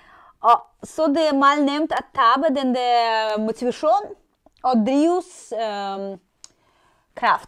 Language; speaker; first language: Danish; non-native, fluent; Russian